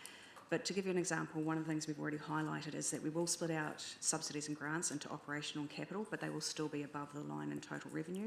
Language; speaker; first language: English; native; English